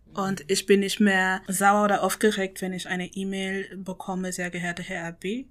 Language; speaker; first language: German; non-native, fluent; French